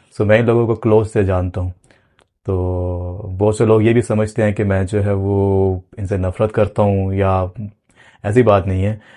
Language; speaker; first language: Urdu; non-native, local second language; Punjabi